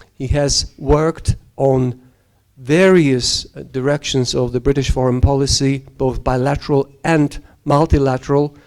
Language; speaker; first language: English; non-native, fluent; Georgian